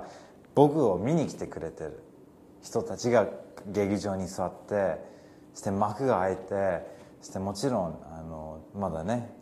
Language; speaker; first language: Japanese; early bilingual, heritage; English